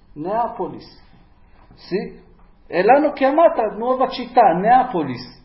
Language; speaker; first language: Italian; non-native, fluent; Hebrew